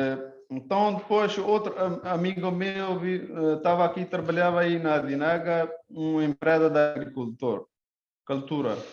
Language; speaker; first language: Portuguese; non-native, learner; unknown